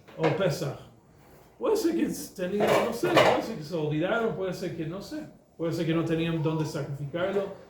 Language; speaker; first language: Spanish; non-native, fluent; English